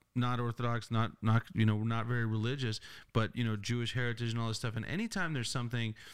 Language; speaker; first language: English; native; English